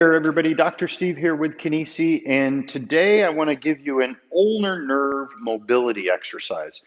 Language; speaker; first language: English; native; English